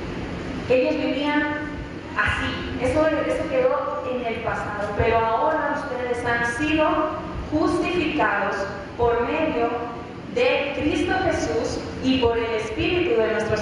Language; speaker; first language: Spanish; native; Spanish